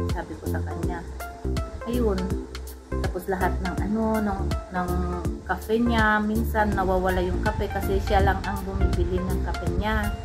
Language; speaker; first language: Filipino; non-native, local second language; Iloko